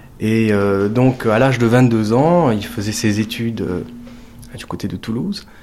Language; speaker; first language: French; native; French